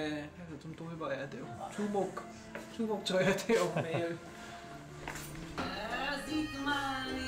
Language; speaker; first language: Korean; non-native, fluent; German